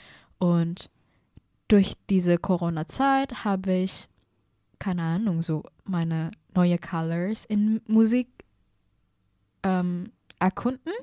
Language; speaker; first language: German; non-native, fluent; Indonesian